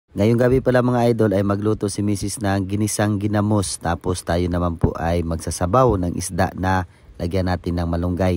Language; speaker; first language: Filipino; native; Filipino